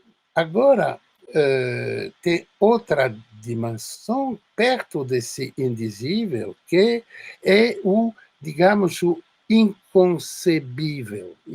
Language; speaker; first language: Portuguese; non-native, fluent; French